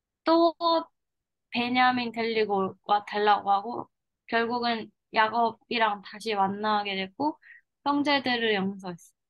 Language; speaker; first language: Korean; non-native, learner; Chinese